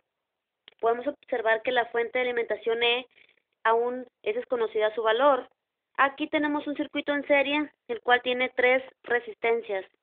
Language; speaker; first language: Spanish; native; Spanish